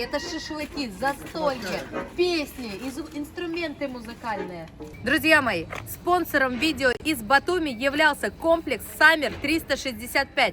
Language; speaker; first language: Russian; native; Russian